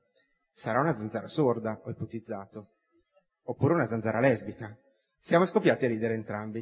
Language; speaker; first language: Italian; native; Italian